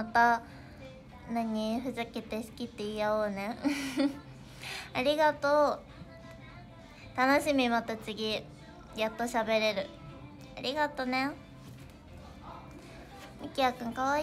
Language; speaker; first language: Japanese; native; Japanese